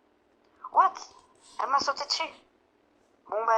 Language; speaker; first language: French; native; French